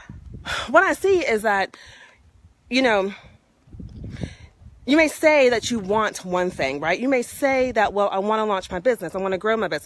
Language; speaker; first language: English; native; English